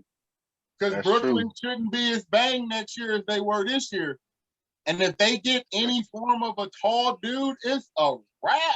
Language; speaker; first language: English; native; English